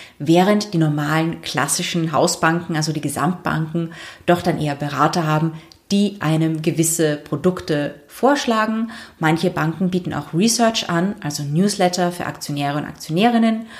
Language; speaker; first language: German; native; German